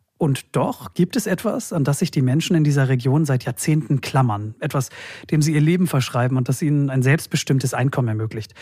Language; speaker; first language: German; native; German